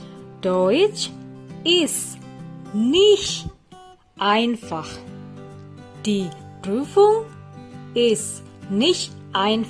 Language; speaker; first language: German; non-native, fluent; Indonesian